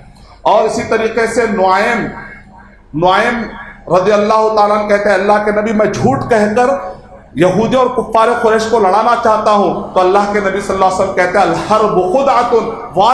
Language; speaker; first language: Urdu; native; Urdu